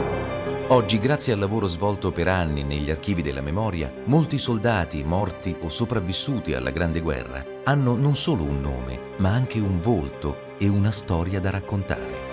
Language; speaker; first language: Italian; native; Italian